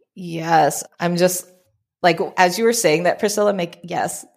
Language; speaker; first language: English; early bilingual, other home language; Filipino